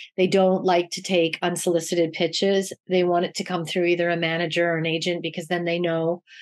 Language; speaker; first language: English; native; English